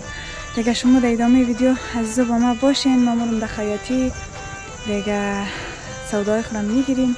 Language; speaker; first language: Persian; native; Persian